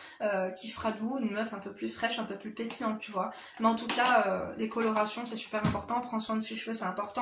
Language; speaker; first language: French; native; French